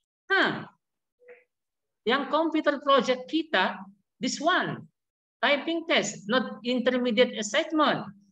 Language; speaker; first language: English; non-native, learner; Indonesian